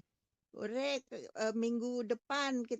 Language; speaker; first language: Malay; non-native, learner; Indonesian